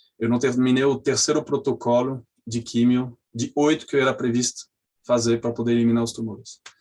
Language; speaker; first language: Portuguese; non-native, fluent; French